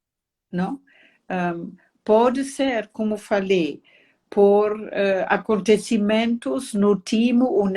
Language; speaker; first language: Portuguese; non-native, fluent; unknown